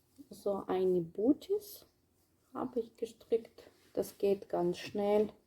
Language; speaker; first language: German; non-native, learner; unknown